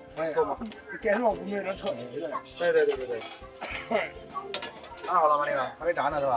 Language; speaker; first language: Chinese; native; Chinese